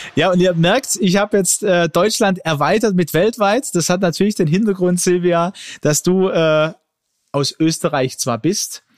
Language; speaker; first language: German; early bilingual, other home language; Greek